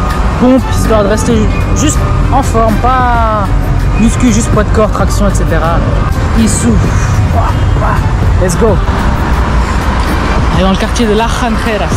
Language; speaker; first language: French; native; French